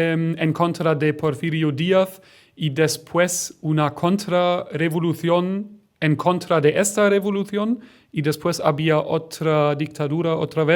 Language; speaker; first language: Spanish; non-native, learner; German